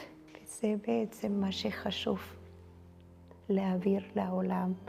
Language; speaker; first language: Hebrew; non-native, fluent; Spanish